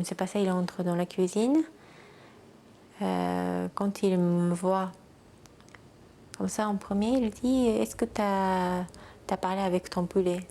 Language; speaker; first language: French; non-native, fluent; Japanese